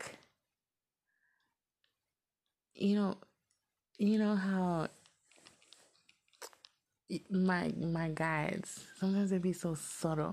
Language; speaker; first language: English; native; English